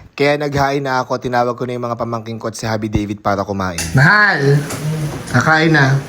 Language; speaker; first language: Filipino; native; Filipino